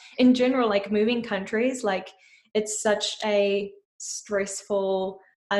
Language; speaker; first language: English; native; English